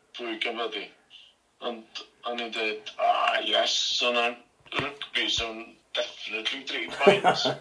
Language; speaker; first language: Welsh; native; Welsh